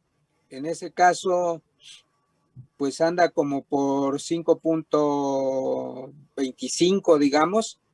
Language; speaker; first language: Spanish; native; Spanish